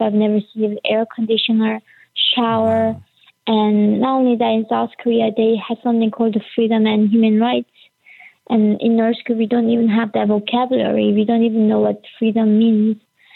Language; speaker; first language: English; early bilingual, other home language; Korean